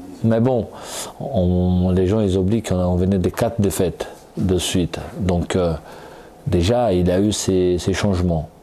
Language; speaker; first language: French; non-native, fluent; Portuguese